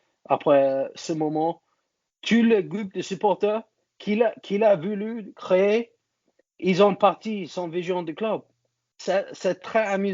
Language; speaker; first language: French; non-native, learner; English